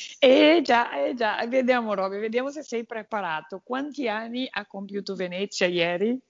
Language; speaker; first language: Italian; non-native, fluent; Portuguese